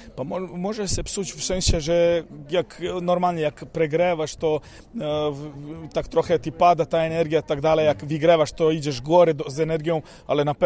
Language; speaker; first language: Polish; non-native, fluent; Serbian